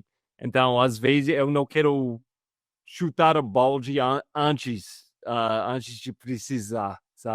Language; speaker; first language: Portuguese; non-native, fluent; English